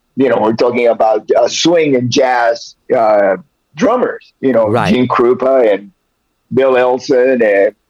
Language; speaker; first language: English; early bilingual, other home language; Spanish